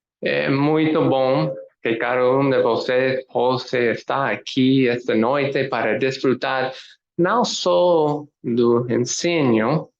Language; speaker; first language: Portuguese; non-native, learner; English